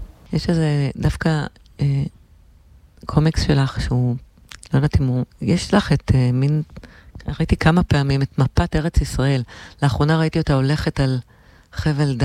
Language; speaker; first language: Hebrew; native; Hebrew